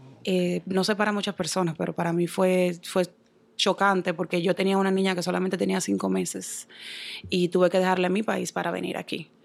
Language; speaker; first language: Spanish; native; Spanish